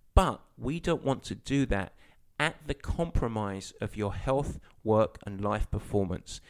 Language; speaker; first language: English; native; English